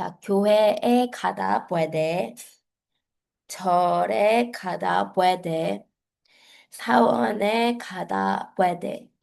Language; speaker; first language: Korean; non-native, fluent; Filipino